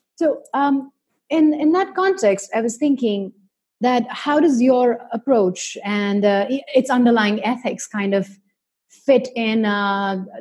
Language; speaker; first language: English; non-native, local second language; Hindi